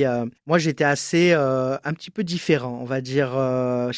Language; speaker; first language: French; native; French